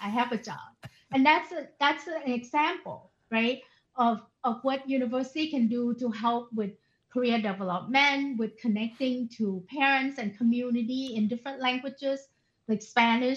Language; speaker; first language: English; non-native, fluent; Thai